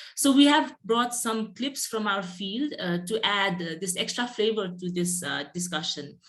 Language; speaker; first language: English; non-native, local second language; Nepali